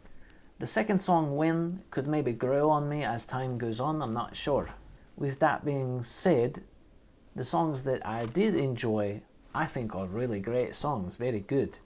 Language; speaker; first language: English; native; English